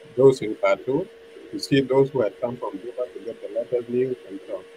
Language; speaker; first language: English; non-native, fluent; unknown